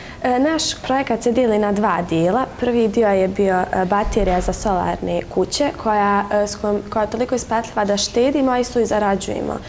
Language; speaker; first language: Bosnian; native; Bosnian